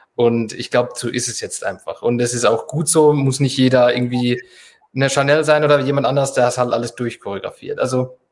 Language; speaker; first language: German; non-native, fluent; Spanish